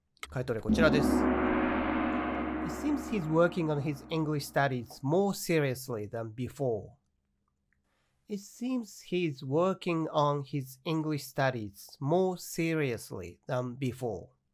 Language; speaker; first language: English; non-native, fluent; Japanese